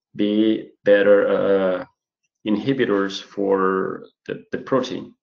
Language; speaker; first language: English; non-native, fluent; Portuguese